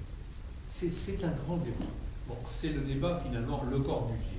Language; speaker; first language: French; native; French